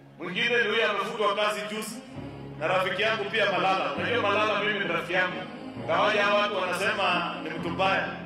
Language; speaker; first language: Swahili; non-native, local second language; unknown